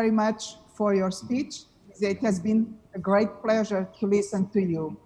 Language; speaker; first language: English; non-native, fluent; Portuguese